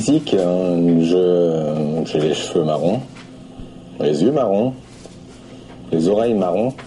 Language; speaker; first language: French; non-native, learner; English